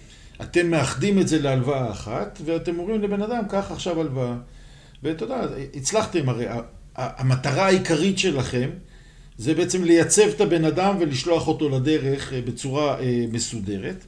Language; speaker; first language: Hebrew; native; Hebrew